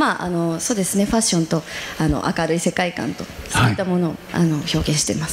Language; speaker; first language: Japanese; native; Japanese